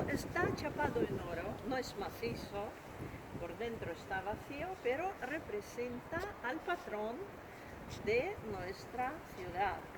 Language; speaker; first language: Spanish; non-native, fluent; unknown